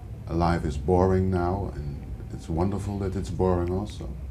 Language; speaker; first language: English; non-native, fluent; Dutch